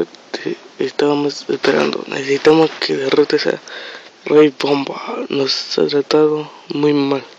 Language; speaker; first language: Spanish; native; Spanish